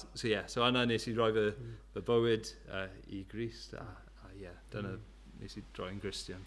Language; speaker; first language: Welsh; non-native, local second language; English